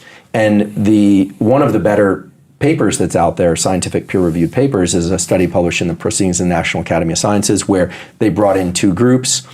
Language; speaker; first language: English; native; English